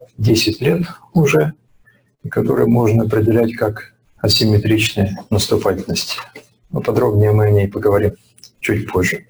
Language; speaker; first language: Russian; native; Russian